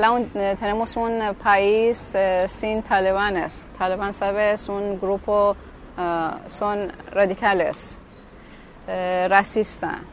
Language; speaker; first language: Spanish; non-native, learner; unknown